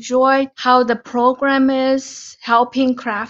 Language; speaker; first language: English; non-native, fluent; Chinese